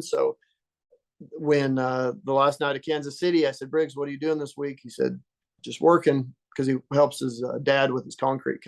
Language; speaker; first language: English; native; English